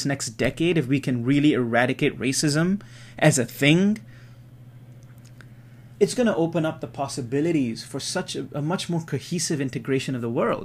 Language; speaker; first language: English; native; English